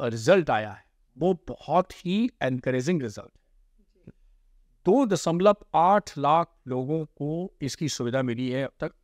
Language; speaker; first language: Hindi; native; Hindi